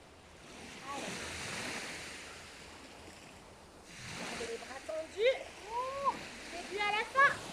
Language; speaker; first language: French; native; French